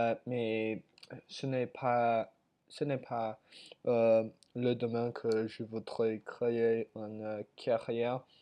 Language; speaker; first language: French; non-native, learner; English